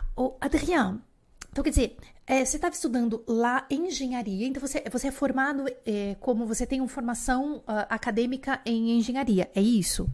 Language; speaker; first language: Portuguese; native; Portuguese